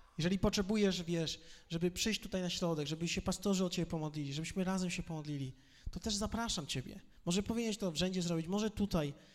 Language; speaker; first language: Polish; native; Polish